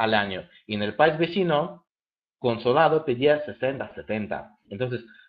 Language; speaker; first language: Spanish; native; Spanish